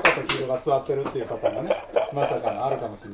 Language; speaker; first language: Japanese; native; Japanese